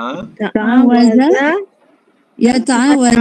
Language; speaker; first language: Arabic; non-native, learner; Malay